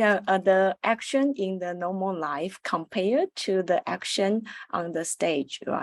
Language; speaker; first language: English; non-native, learner; Chinese